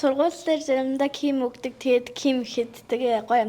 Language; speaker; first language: Mongolian; early bilingual, heritage; Mongolian